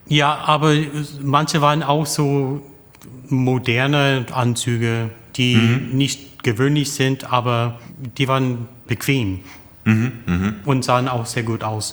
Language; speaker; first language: German; non-native, fluent; English